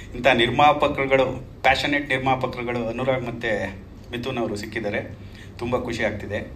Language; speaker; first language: Kannada; native; Kannada